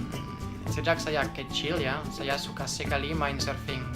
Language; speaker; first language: Indonesian; non-native, fluent; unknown